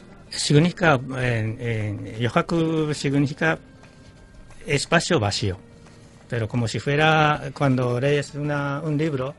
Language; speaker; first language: Spanish; non-native, fluent; Japanese